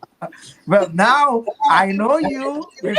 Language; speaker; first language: English; non-native, learner; Haitian Creole